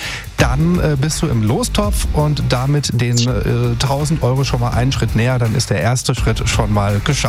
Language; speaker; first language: German; native; German